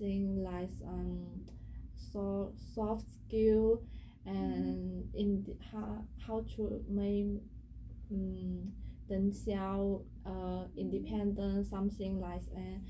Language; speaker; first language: English; non-native, learner; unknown